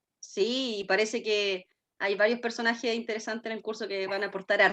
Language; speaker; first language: Spanish; native; Spanish